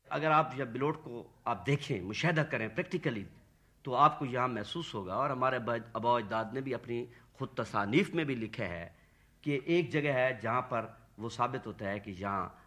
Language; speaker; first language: Urdu; non-native, local second language; Saraiki